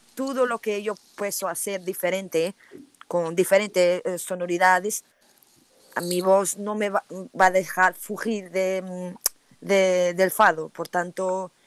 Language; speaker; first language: Spanish; non-native, learner; Portuguese